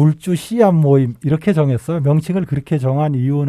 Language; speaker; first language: Korean; native; Korean